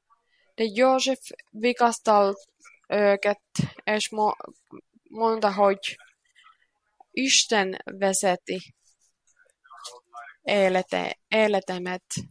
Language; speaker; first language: Hungarian; non-native, learner; Finnish